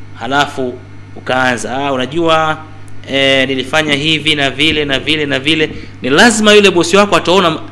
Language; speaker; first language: Swahili; native; Swahili